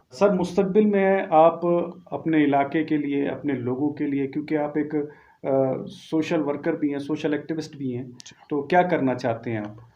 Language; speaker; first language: Urdu; non-native, local second language; Brahui